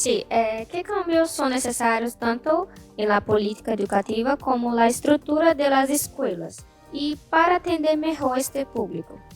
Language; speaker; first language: Spanish; non-native, learner; Portuguese